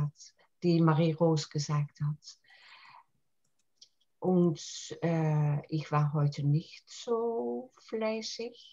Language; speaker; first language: German; non-native, fluent; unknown